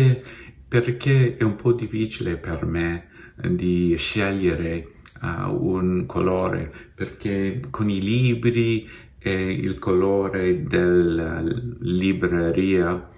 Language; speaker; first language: Italian; non-native, learner; English